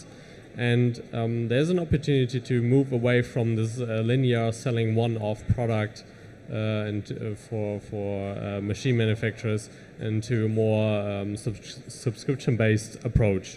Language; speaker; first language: English; non-native, fluent; German